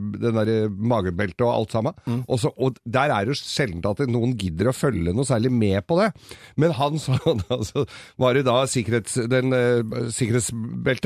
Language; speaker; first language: Norwegian; native; Norwegian